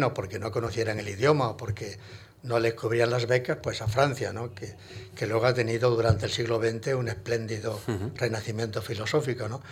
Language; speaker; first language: Spanish; native; Spanish